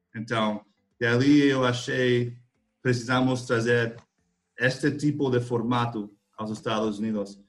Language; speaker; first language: Portuguese; non-native, fluent; English